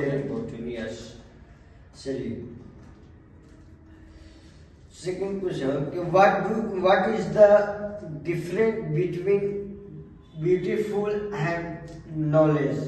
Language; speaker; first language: English; non-native, learner; Hindi